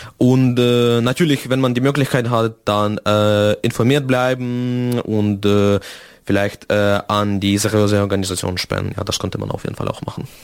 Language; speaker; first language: German; non-native, fluent; Russian